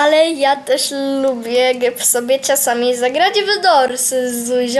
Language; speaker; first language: Polish; native; Polish